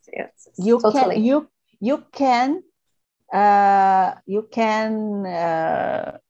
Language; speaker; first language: English; non-native, learner; Portuguese